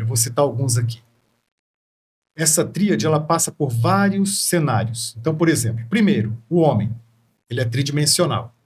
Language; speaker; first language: Portuguese; native; Portuguese